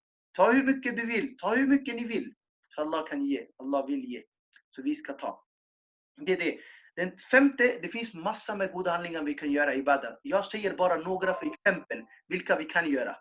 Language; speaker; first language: Swedish; non-native, fluent; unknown